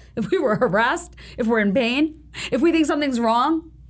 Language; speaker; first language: English; non-native, local second language; Bangla